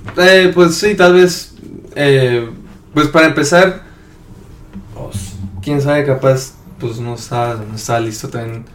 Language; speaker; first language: Spanish; early bilingual, heritage; Spanish